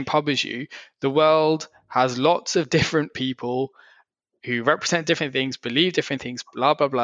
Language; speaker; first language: English; native; English